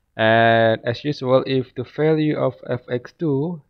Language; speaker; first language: English; non-native, fluent; Indonesian